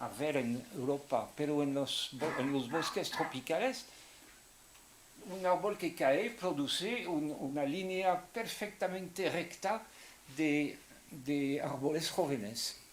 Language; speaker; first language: Spanish; non-native, fluent; French